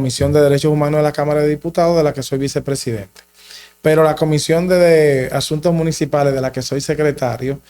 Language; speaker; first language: Spanish; native; Spanish